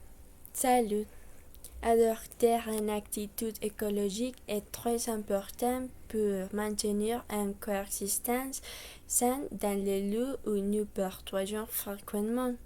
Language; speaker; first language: French; non-native, learner; Spanish